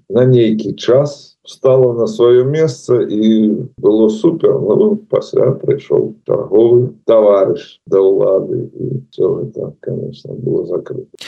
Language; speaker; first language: Belarusian; non-native, local second language; Russian